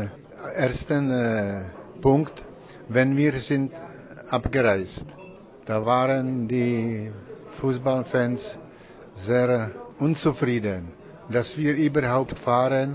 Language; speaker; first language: German; non-native, learner; Czech